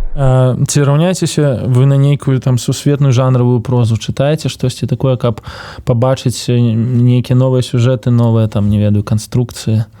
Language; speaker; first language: Belarusian; non-native, local second language; Russian